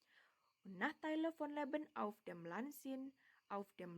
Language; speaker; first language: German; non-native, learner; Indonesian